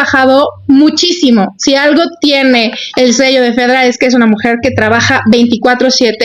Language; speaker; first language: Spanish; native; Spanish